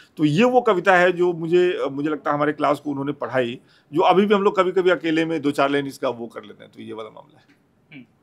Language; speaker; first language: Hindi; non-native, local second language; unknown